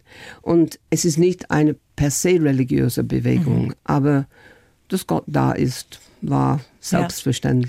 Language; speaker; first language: German; non-native, fluent; English